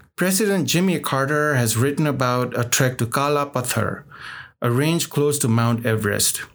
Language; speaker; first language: English; non-native, local second language; Nepali